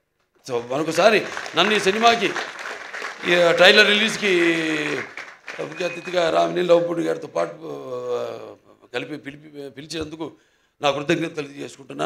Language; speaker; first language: Telugu; native; Telugu